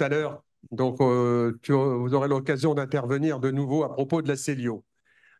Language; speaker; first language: French; native; French